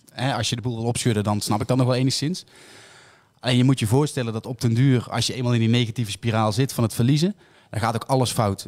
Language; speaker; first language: Dutch; native; Dutch